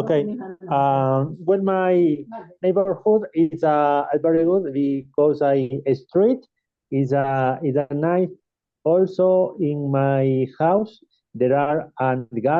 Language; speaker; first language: English; non-native, learner; Spanish